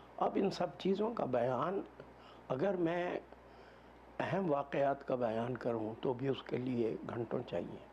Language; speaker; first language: Urdu; non-native, local second language; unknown